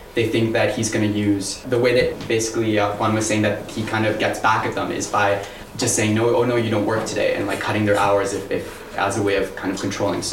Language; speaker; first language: English; native; English